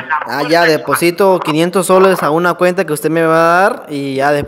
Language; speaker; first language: Spanish; native; Spanish